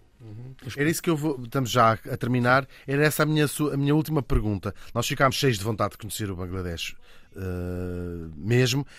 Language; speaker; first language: Portuguese; native; Portuguese